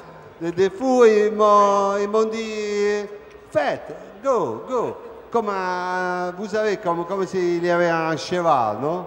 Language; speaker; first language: French; non-native, fluent; Italian